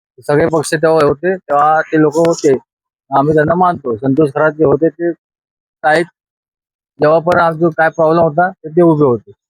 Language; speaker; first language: Marathi; native; Marathi